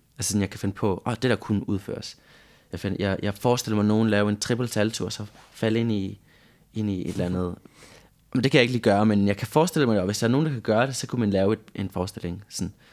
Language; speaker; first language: Danish; non-native, fluent; Spanish